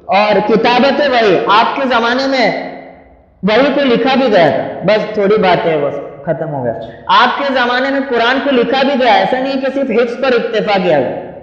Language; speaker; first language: Urdu; native; Urdu